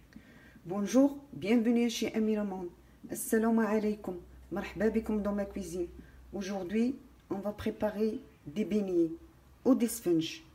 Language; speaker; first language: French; non-native, local second language; Arabic